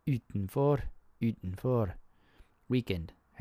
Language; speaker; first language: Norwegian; non-native, learner; English